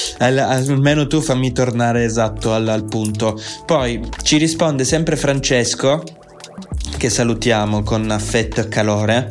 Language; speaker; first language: Italian; native; Italian